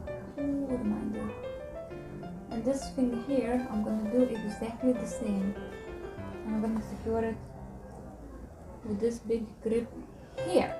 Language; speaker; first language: English; non-native, fluent; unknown